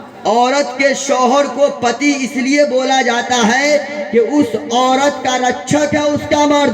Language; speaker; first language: Hindi; native; Hindi